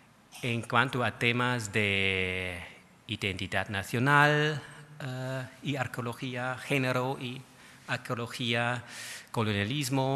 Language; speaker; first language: Spanish; non-native, fluent; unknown